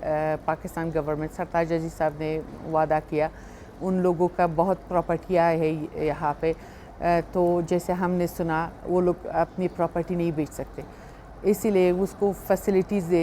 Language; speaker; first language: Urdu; non-native, fluent; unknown